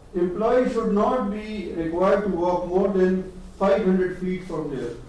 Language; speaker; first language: English; non-native, local second language; Urdu